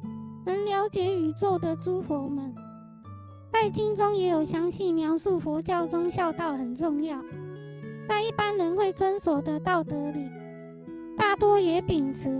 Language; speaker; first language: Chinese; native; Chinese